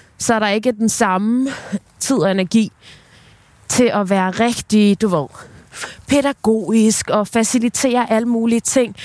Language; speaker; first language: Danish; early bilingual, other home language; Ukrainian